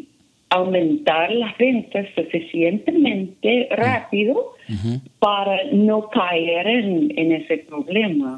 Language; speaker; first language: Spanish; non-native, fluent; English